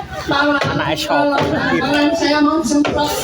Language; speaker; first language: Indonesian; non-native, local second language; Javanese